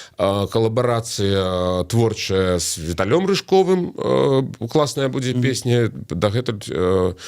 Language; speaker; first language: Belarusian; native; Belarusian